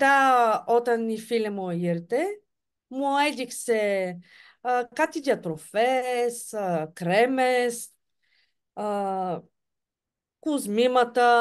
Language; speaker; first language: Greek; non-native, fluent; Bulgarian